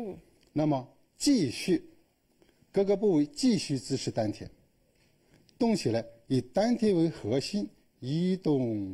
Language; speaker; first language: Chinese; native; Chinese